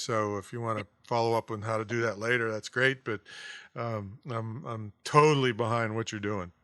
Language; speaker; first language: English; native; English